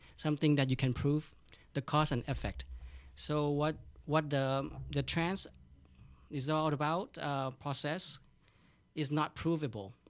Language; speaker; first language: English; non-native, learner; Thai